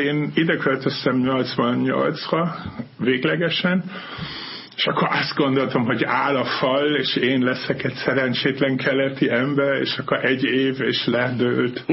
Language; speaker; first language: Hungarian; non-native, fluent; German